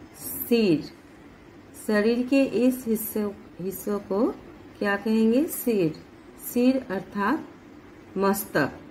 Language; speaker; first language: Hindi; native; Hindi